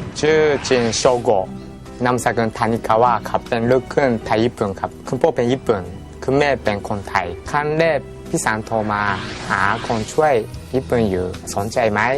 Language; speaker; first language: Thai; early bilingual, heritage; Japanese